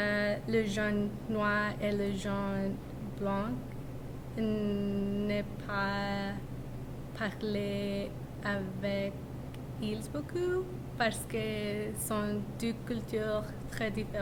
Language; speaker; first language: French; non-native, learner; English